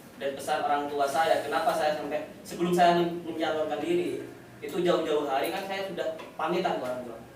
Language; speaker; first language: Indonesian; non-native, local second language; Madurese